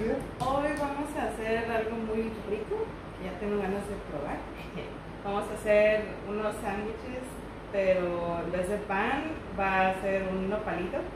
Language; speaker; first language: Spanish; native; Spanish